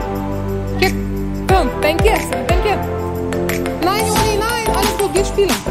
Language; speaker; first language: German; non-native, learner; Lithuanian